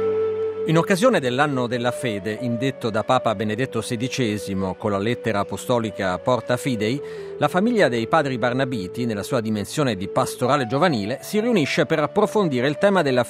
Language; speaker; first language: Italian; native; Italian